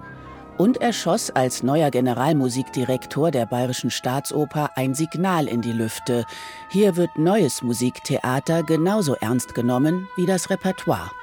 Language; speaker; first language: German; native; German